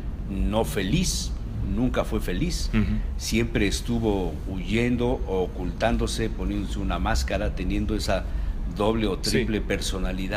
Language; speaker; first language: Spanish; native; Spanish